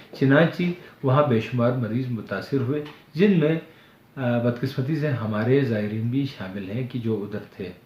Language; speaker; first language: Urdu; non-native, local second language; Balti